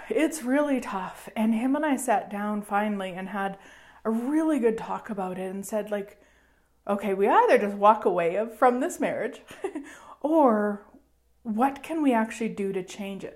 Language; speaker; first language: English; native; English